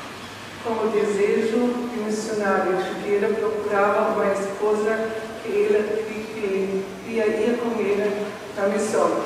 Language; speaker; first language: Portuguese; non-native, fluent; German